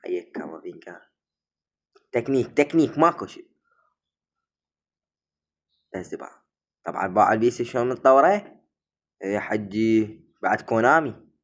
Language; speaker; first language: Arabic; native; Arabic